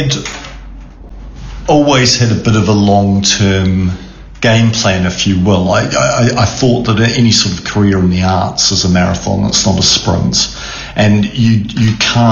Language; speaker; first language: English; native; English